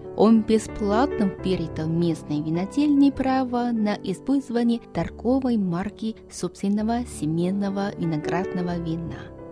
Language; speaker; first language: Russian; non-native, fluent; Chinese